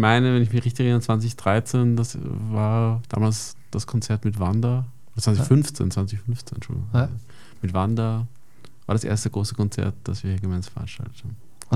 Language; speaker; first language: German; native; German